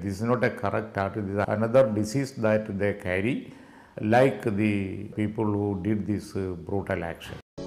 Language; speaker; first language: English; non-native, local second language; Malayalam